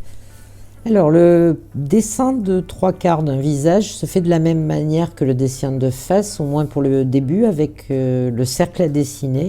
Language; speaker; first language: French; native; French